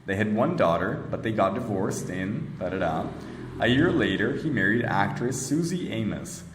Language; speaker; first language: English; non-native, fluent; Portuguese